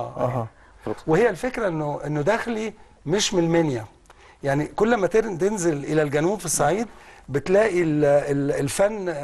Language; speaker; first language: Arabic; native; Arabic